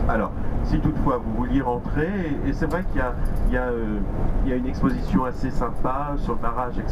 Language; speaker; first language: French; native; French